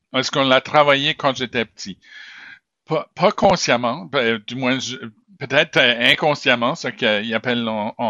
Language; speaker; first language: French; native; French